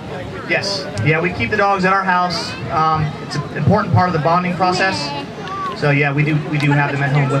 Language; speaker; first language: English; native; English